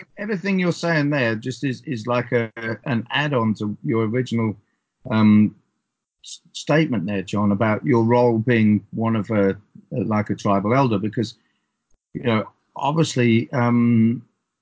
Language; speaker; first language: English; native; English